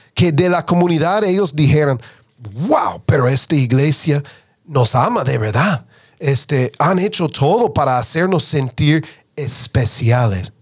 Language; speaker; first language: Spanish; non-native, fluent; English